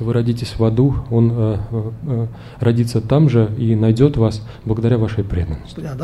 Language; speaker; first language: Russian; native; Russian